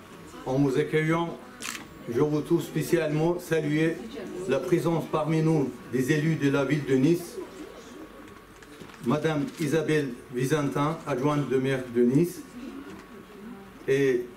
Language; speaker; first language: French; non-native, fluent; Chechen